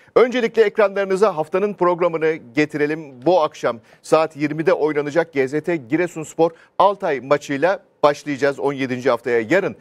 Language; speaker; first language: Turkish; native; Turkish